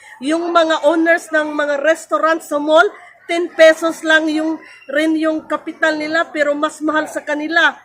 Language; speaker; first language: Filipino; native; Filipino